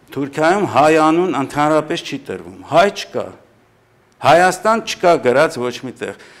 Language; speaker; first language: Armenian; native; Armenian